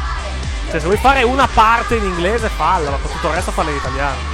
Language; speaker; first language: Italian; native; Italian